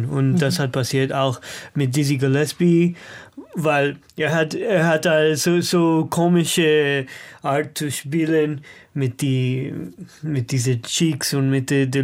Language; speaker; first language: German; non-native, learner; English